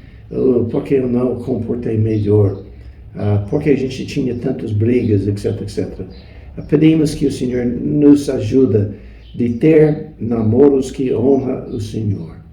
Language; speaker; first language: Portuguese; non-native, fluent; English